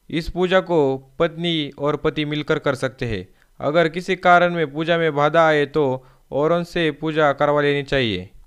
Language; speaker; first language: Hindi; non-native, local second language; Marathi